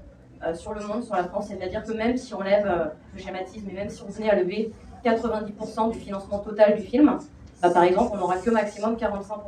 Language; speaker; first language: French; native; French